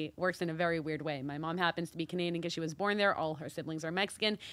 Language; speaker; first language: English; early bilingual, other home language; Spanish